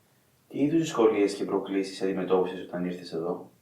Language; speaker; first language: Greek; native; Greek